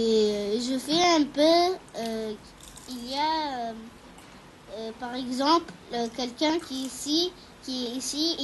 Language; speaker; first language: French; non-native, fluent; Arabic